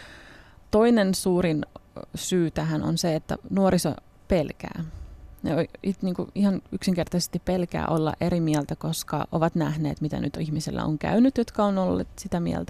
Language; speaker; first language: Finnish; early bilingual, other home language; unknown